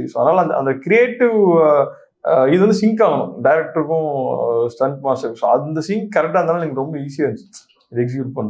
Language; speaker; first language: Tamil; native; Tamil